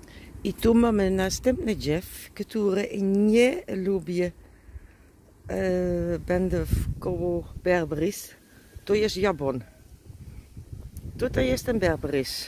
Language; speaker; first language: Polish; non-native, learner; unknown